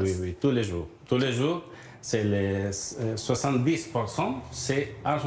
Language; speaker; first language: French; non-native, learner; Spanish